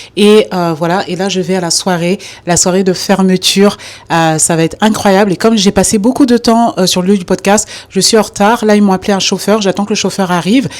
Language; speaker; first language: French; native; French